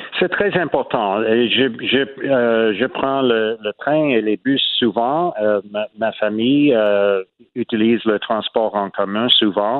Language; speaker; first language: French; non-native, learner; English